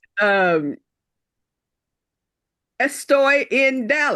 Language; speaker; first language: Spanish; non-native, learner; English